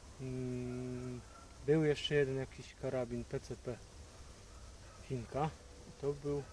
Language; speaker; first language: Polish; native; Polish